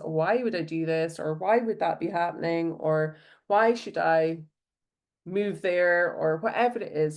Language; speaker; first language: English; native; English